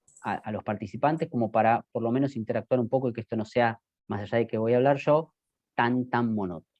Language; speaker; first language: Spanish; native; Spanish